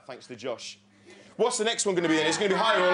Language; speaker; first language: English; native; English